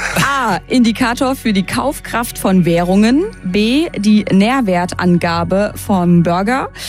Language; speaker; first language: German; early bilingual, other home language; Turkish